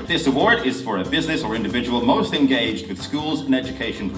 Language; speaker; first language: English; native; English